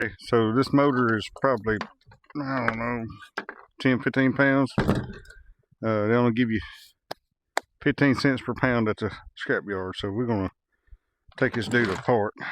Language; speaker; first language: English; native; English